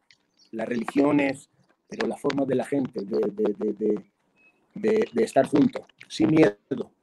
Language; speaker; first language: Spanish; non-native, fluent; Hebrew